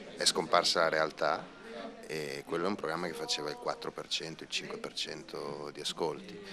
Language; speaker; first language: Italian; native; Italian